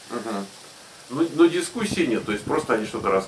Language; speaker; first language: Russian; native; Russian